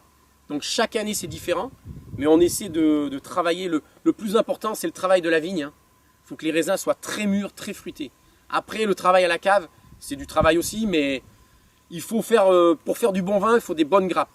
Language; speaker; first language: French; native; French